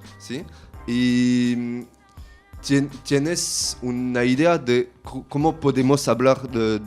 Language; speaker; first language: Spanish; non-native, learner; French